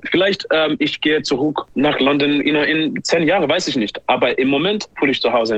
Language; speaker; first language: German; non-native, learner; English